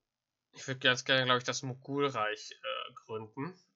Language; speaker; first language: German; native; German